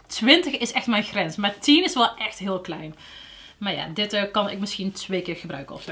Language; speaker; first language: Dutch; native; Dutch